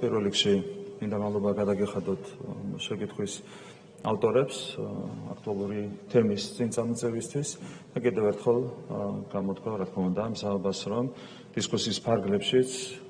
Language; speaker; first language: Georgian; native; Georgian